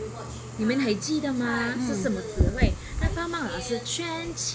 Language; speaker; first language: Chinese; non-native, fluent; Filipino